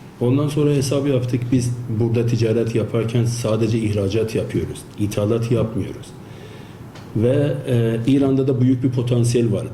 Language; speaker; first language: Turkish; non-native, fluent; Azerbaijani